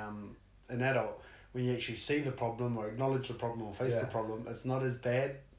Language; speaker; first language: English; native; English